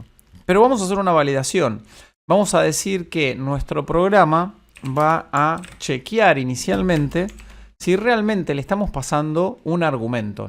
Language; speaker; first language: Spanish; native; Spanish